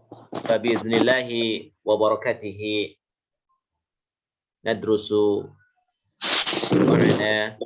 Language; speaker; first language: Arabic; non-native, fluent; Indonesian